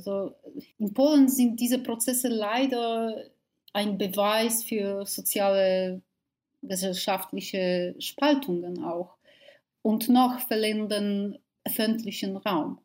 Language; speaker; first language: German; non-native, fluent; Polish